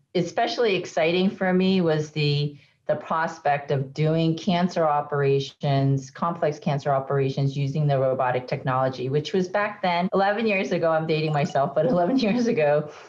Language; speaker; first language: English; native; English